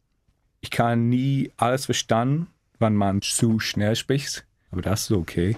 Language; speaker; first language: German; non-native, learner; English